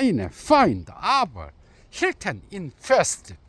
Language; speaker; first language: German; non-native, learner; Korean